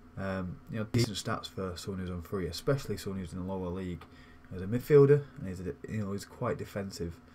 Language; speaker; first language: English; native; English